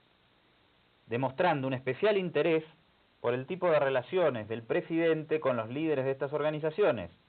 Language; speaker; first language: Spanish; native; Spanish